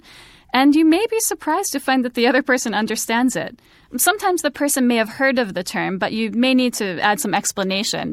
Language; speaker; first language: English; native; English